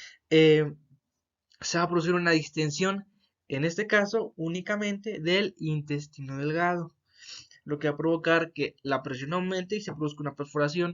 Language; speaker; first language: Spanish; native; Spanish